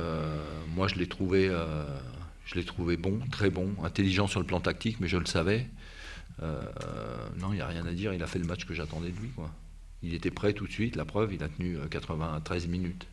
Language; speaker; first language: French; native; French